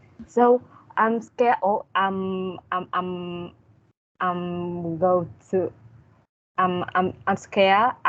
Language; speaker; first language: English; non-native, learner; Vietnamese